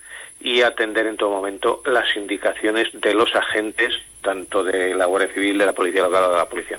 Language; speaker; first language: Spanish; native; Spanish